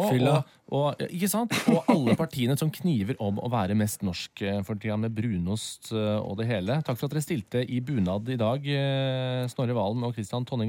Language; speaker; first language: Norwegian; native; Norwegian